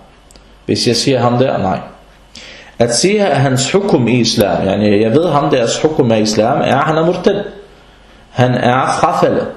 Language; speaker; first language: Danish; early bilingual, other home language; Arabic